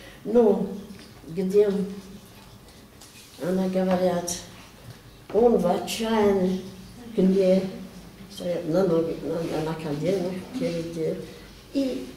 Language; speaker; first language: Russian; non-native, learner; English